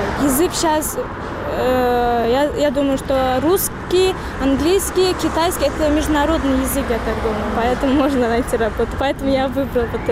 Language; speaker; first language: Russian; non-native, local second language; Tajik